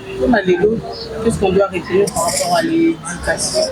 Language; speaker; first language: French; non-native, local second language; Lingala